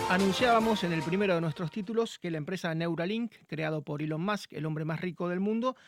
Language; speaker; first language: Spanish; native; Spanish